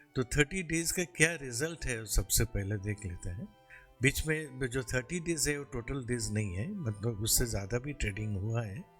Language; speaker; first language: Hindi; non-native, local second language; Bangla